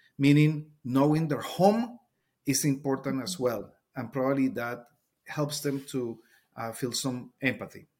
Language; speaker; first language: English; non-native, fluent; Spanish